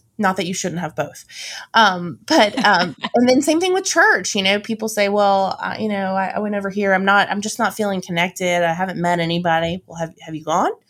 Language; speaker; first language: English; native; English